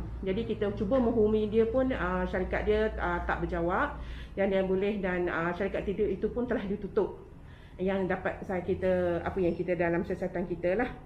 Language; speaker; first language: Malay; native; Malay